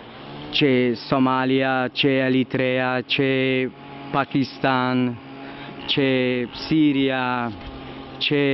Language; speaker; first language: Italian; non-native, learner; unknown